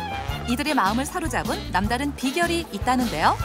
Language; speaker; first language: Korean; native; Korean